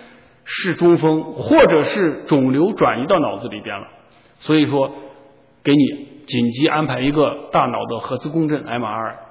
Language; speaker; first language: Chinese; native; Chinese